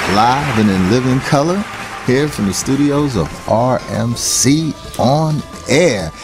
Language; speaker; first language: English; native; English